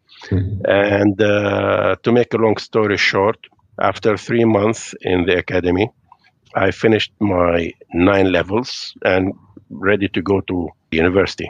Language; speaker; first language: English; non-native, fluent; Arabic